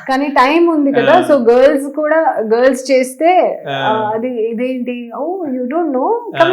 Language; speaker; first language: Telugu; non-native, learner; Hindi